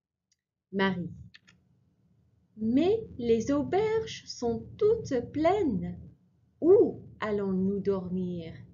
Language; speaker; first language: French; non-native, fluent; English